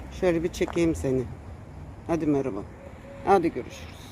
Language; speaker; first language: Turkish; early bilingual, heritage; Turkish